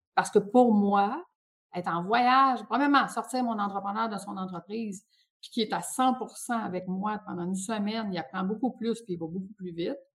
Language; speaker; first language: French; native; French